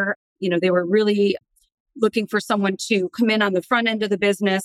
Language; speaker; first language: English; native; English